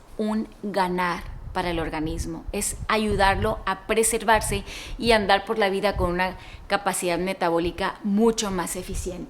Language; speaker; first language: Spanish; native; Spanish